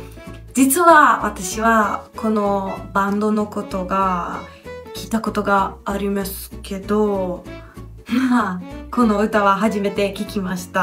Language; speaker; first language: Japanese; non-native, fluent; Hungarian